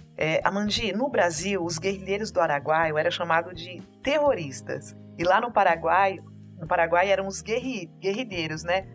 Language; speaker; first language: Portuguese; native; Portuguese